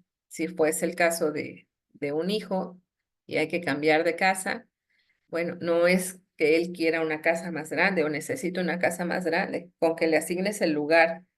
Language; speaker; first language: Spanish; native; Spanish